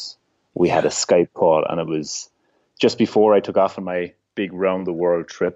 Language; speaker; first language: English; native; English